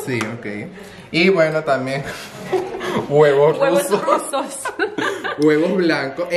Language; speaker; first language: Spanish; native; Spanish